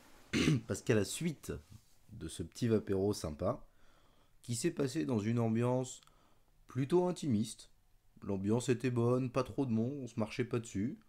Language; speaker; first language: French; native; French